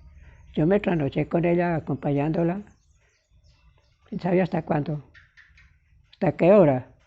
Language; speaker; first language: Spanish; native; Spanish